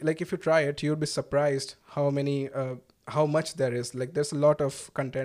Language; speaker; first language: English; non-native, local second language; Malayalam